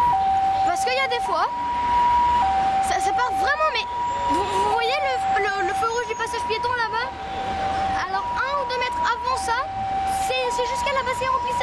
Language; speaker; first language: French; native; French